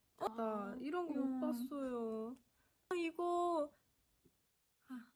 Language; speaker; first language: Korean; non-native, fluent; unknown